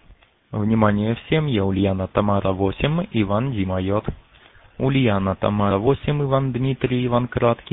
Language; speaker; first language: Russian; native; Russian